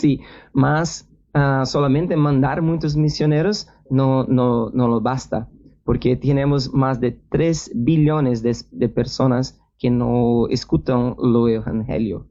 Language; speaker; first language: Spanish; non-native, learner; Portuguese